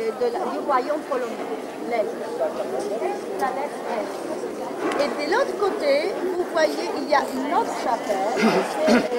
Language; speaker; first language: French; non-native, learner; Polish